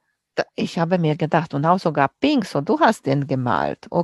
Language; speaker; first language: German; non-native, fluent; Romanian